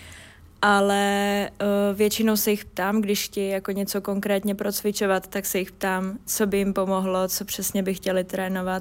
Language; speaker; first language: Czech; native; Czech